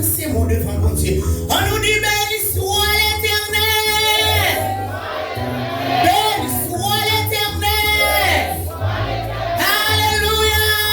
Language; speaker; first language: French; non-native, local second language; Haitian Creole